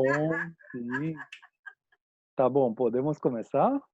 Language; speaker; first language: Portuguese; non-native, learner; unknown